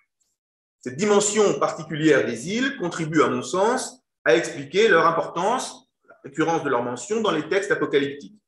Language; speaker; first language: French; native; French